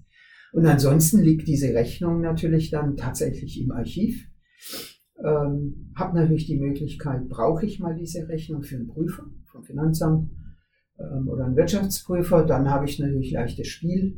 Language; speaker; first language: German; native; German